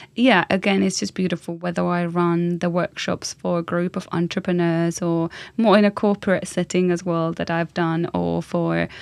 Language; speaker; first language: English; non-native, fluent; Finnish